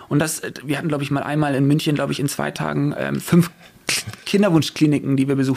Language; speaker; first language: German; native; German